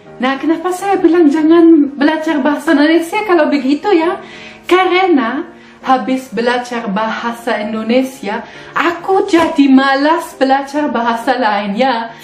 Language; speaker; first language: Indonesian; non-native, fluent; German